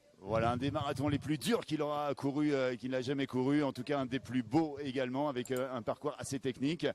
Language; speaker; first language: French; native; French